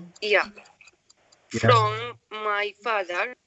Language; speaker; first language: English; non-native, learner; Arabic